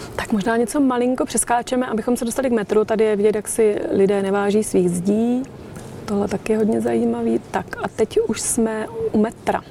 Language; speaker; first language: Czech; native; Czech